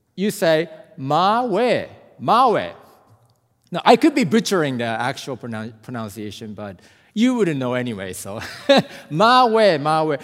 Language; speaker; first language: English; non-native, fluent; Japanese